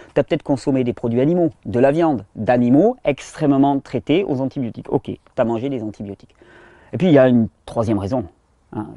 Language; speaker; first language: French; native; French